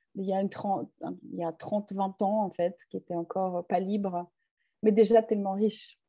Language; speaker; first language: French; non-native, fluent; Russian